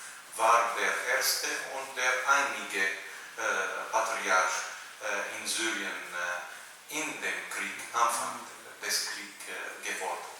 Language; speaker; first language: German; non-native, learner; Arabic